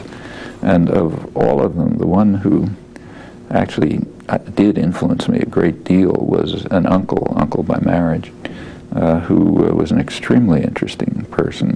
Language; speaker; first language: English; native; English